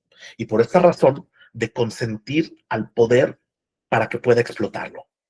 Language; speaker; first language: Spanish; native; Spanish